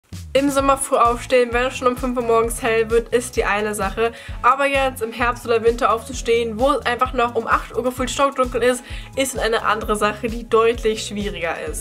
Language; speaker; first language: German; native; German